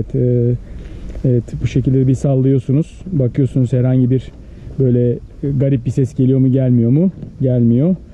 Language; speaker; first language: Turkish; native; Turkish